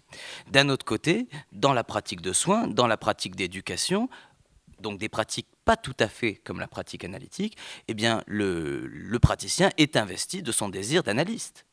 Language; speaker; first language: French; native; French